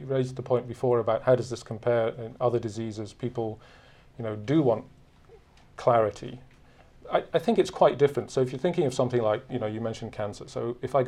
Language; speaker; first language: English; native; English